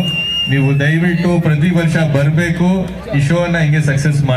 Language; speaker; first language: Kannada; non-native, local second language; Urdu